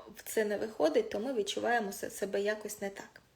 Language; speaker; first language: Ukrainian; non-native, local second language; Russian